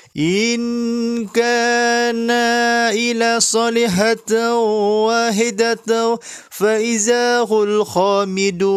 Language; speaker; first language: Arabic; non-native, fluent; Malay